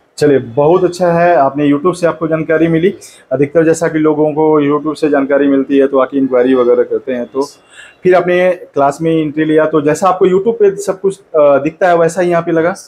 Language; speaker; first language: Hindi; native; Hindi